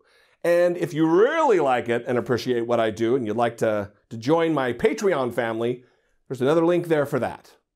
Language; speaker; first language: English; native; English